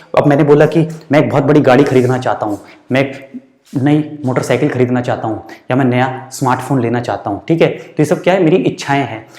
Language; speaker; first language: Hindi; native; Hindi